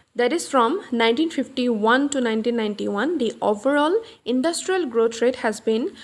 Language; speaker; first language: English; non-native, local second language; Assamese